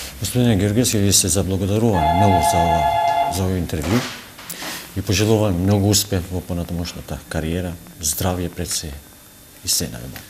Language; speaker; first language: Macedonian; non-native, local second language; Albanian